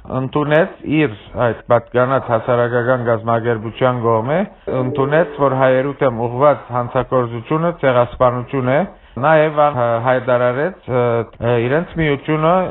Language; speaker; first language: Armenian; early bilingual, heritage; Armenian